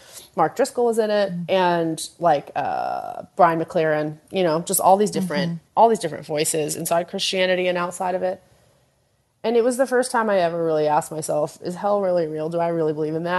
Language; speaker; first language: English; native; English